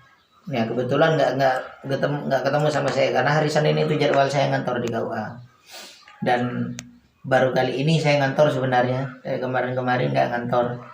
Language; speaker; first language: Indonesian; native; Indonesian